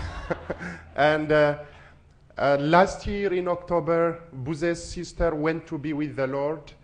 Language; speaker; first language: English; non-native, fluent; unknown